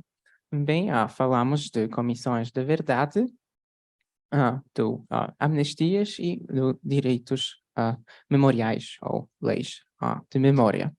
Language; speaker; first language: Portuguese; non-native, fluent; Polish